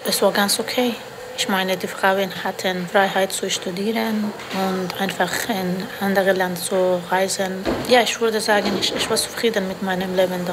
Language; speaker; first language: German; non-native, learner; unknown